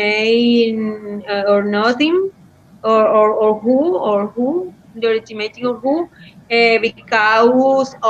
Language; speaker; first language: English; non-native, learner; Spanish